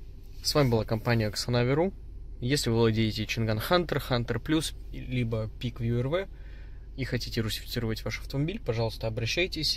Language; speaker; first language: Russian; native; Russian